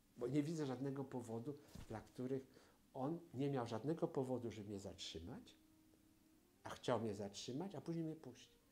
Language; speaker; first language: Polish; native; Polish